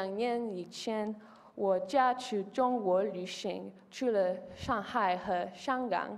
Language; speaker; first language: Chinese; non-native, learner; Polish